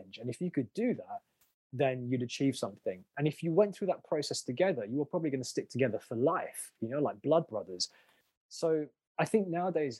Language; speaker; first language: English; native; English